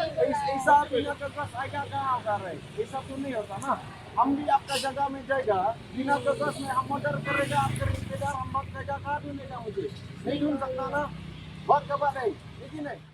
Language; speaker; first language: Hindi; non-native, local second language; Khasi